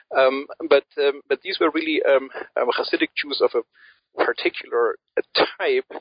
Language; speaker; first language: English; early bilingual, other home language; German